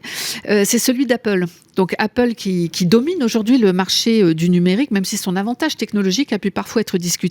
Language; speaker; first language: French; native; French